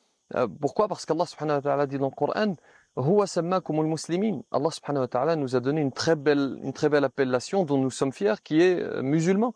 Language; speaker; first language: French; native; French